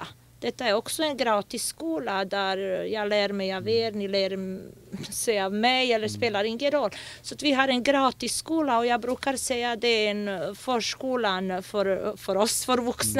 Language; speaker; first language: Swedish; non-native, fluent; Bosnian